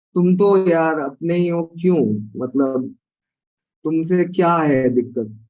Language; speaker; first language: Hindi; non-native, local second language; Sindhi